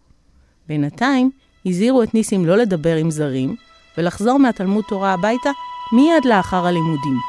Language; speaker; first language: Hebrew; native; Hebrew